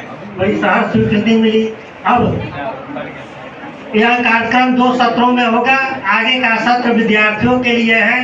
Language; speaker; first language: Hindi; native; Hindi